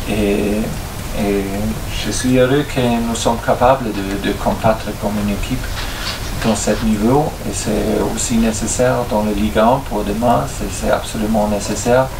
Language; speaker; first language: French; non-native, fluent; German